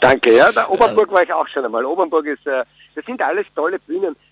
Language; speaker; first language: German; native; German